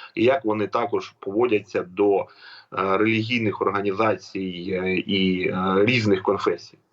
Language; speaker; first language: Ukrainian; native; Ukrainian